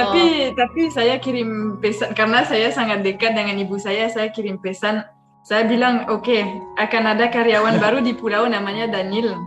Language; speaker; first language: Indonesian; non-native, fluent; French